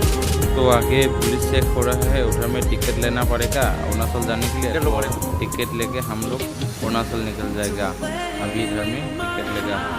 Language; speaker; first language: Hindi; non-native, local second language; Assamese